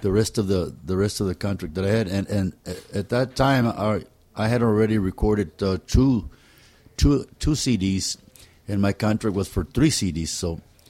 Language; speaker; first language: English; early bilingual, other home language; Spanish